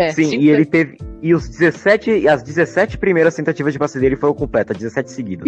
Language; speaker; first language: Portuguese; native; Portuguese